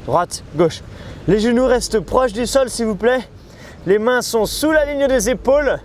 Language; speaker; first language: French; native; French